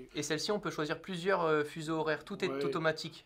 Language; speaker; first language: French; native; French